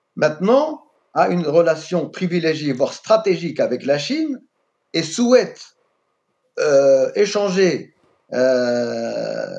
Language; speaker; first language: French; non-native, local second language; Arabic